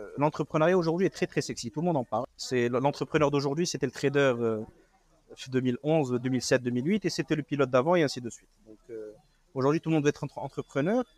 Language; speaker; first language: French; non-native, local second language; Arabic